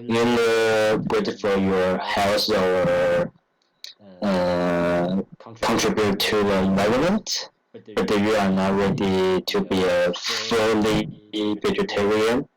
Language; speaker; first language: English; non-native, learner; Chinese